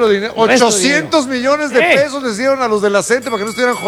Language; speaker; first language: Spanish; native; Spanish